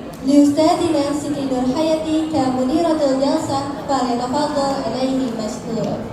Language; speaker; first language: Arabic; non-native, learner; Indonesian